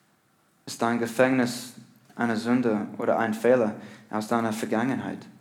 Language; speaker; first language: German; non-native, learner; English